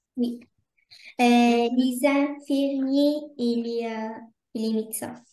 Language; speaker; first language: French; non-native, learner; Arabic